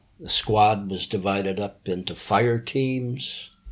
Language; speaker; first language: English; native; English